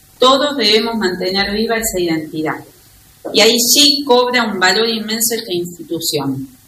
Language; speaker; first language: Spanish; native; Spanish